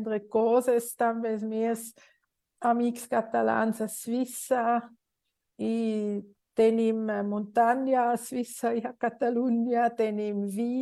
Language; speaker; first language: Catalan; non-native, learner; Swiss German